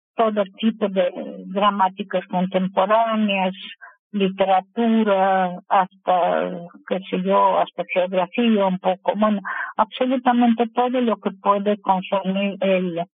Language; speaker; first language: Spanish; non-native, fluent; Russian